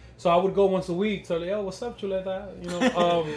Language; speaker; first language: English; early bilingual, other home language; Spanish